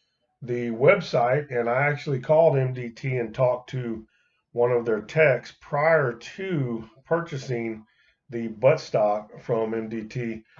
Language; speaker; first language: English; native; English